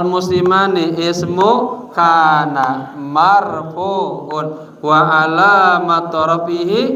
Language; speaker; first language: Arabic; non-native, fluent; Indonesian